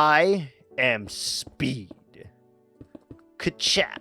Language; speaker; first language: English; native; English